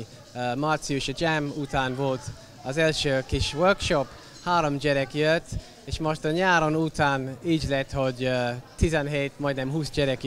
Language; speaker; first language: Hungarian; non-native, learner; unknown